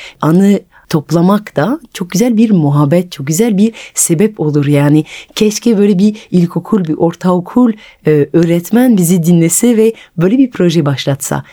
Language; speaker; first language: Turkish; non-native, fluent; French